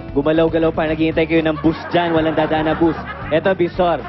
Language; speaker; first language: Filipino; native; Filipino